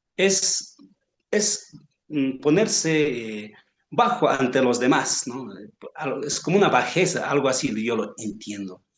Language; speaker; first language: Spanish; non-native, local second language; Aymara